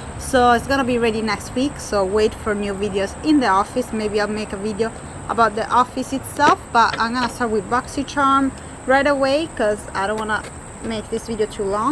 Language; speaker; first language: English; non-native, fluent; Italian